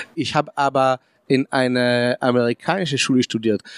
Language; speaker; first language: German; early bilingual, other home language; Hebrew